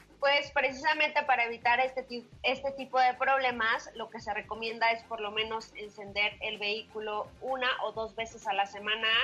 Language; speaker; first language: Spanish; native; Spanish